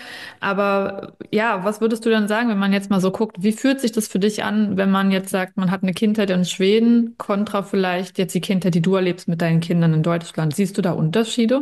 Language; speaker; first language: German; native; German